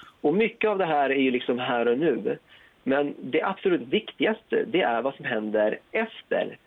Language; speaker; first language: Swedish; native; Swedish